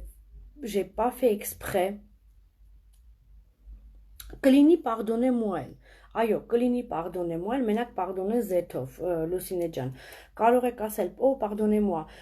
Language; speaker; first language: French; non-native, fluent; Armenian